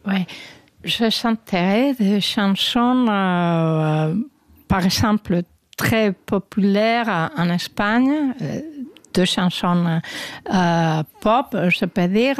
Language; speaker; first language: French; non-native, learner; Spanish